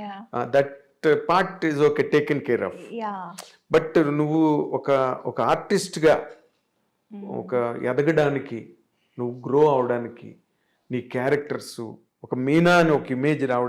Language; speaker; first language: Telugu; native; Telugu